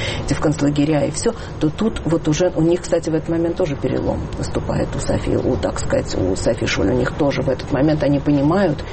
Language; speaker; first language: Russian; native; Russian